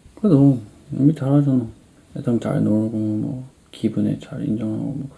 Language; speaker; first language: Korean; non-native, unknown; English